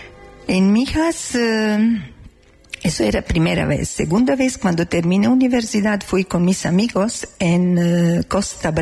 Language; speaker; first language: Spanish; non-native, fluent; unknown